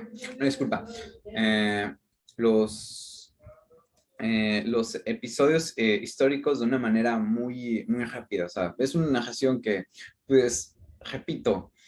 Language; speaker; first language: Spanish; native; Spanish